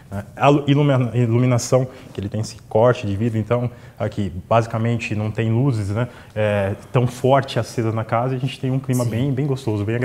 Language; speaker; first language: Portuguese; native; Portuguese